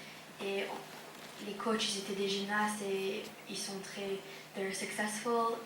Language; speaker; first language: French; non-native, local second language; English